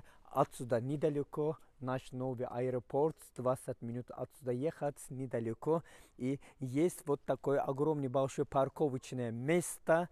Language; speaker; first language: Russian; non-native, fluent; Turkish